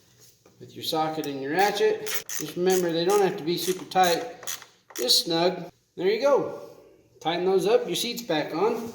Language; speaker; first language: English; native; English